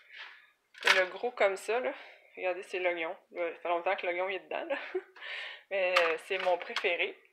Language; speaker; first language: French; native; French